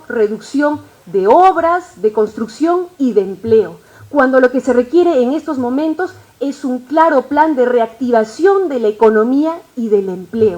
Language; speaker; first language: Spanish; native; Spanish